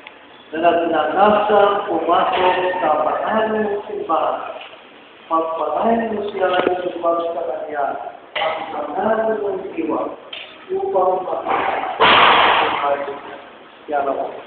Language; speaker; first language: Filipino; native; Filipino